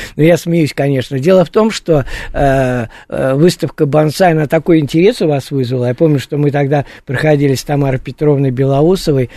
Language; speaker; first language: Russian; native; Russian